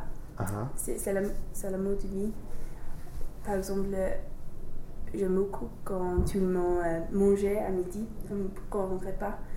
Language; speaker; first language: French; non-native, learner; English